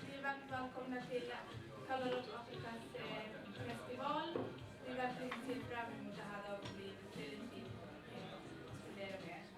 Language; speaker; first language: Swedish; non-native, fluent; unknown